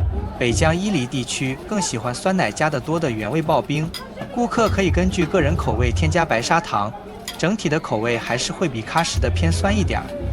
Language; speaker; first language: Chinese; native; Chinese